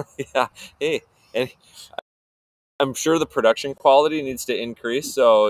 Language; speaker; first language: English; native; English